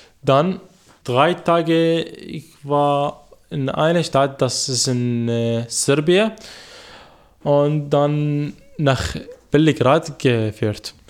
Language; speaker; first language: German; non-native, learner; Arabic